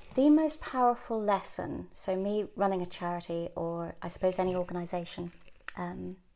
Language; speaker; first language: English; native; English